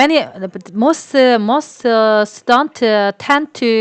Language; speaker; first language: English; non-native, learner; Korean